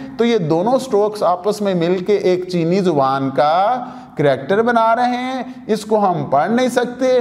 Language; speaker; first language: Urdu; non-native, local second language; Punjabi